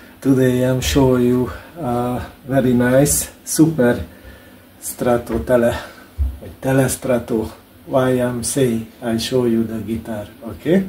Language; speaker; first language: English; non-native, learner; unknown